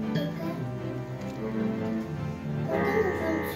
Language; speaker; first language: Italian; early bilingual, other home language; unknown